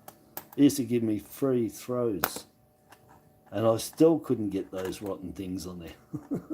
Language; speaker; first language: English; native; English